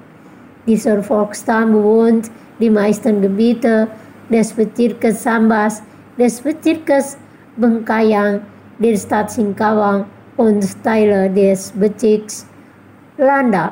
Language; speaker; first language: German; non-native, learner; Indonesian